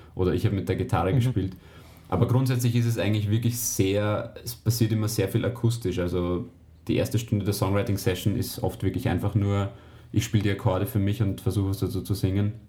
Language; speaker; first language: German; native; German